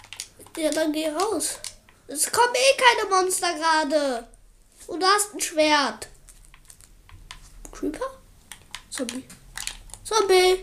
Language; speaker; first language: German; native; German